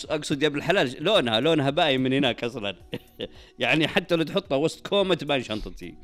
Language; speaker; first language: Arabic; native; Arabic